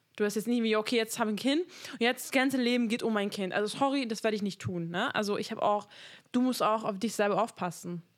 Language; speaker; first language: German; non-native, fluent; Hungarian